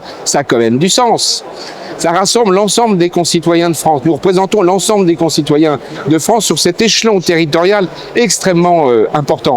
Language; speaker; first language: French; native; French